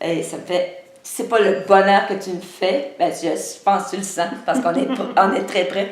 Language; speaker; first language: French; native; French